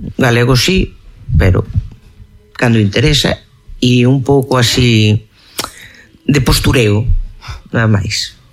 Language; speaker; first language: Galician; native; Galician